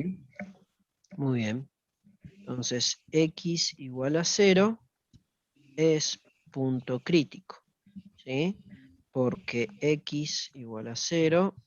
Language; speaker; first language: Spanish; native; Spanish